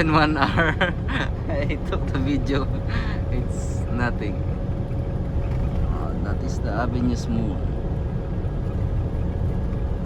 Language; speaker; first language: English; non-native, learner; Filipino